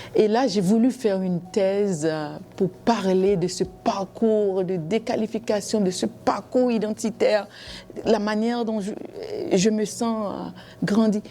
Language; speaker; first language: French; non-native, local second language; Haitian Creole